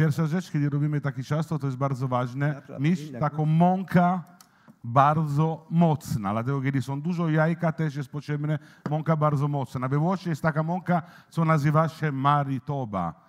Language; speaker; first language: Polish; non-native, learner; Italian